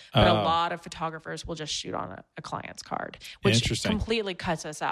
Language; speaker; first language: English; native; English